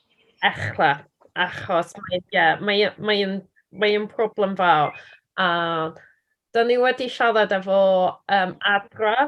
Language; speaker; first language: Welsh; non-native, learner; English